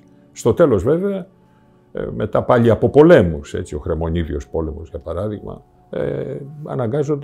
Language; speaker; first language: Greek; native; Greek